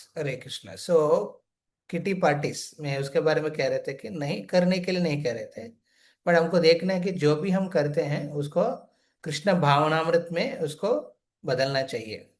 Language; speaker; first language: Hindi; non-native, local second language; Telugu